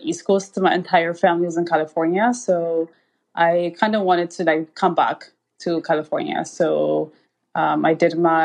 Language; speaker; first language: English; non-native, fluent; Amharic